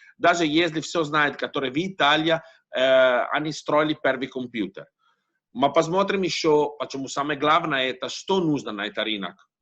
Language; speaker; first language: Russian; non-native, learner; Italian